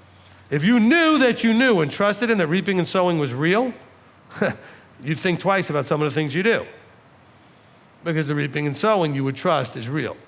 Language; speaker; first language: English; native; English